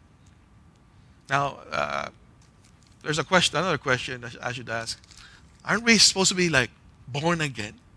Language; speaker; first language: English; non-native, local second language; Filipino